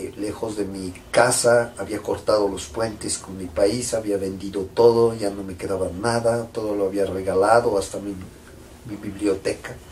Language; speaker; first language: Spanish; non-native, fluent; French